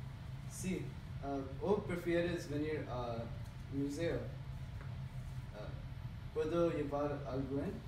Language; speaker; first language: Spanish; non-native, learner; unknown